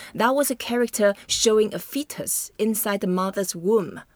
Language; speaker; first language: English; non-native, fluent; Chinese